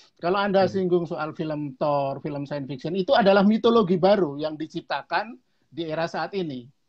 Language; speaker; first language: Indonesian; non-native, local second language; Javanese